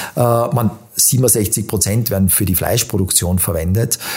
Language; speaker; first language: German; native; German